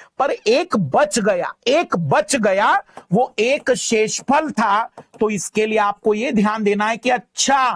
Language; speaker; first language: Hindi; native; Hindi